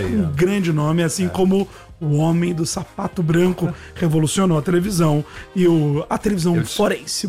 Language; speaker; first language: Portuguese; native; Portuguese